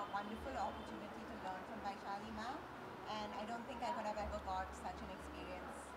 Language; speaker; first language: Hindi; native; Hindi